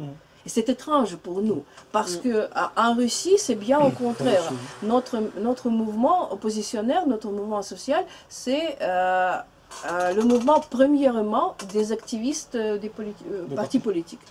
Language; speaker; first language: French; non-native, learner; Russian